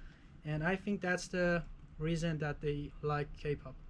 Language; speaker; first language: English; non-native, fluent; Persian